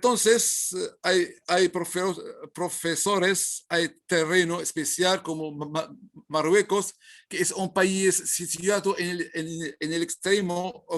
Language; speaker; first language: Spanish; non-native, learner; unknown